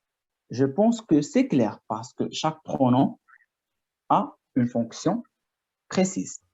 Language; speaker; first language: French; non-native, fluent; Arabic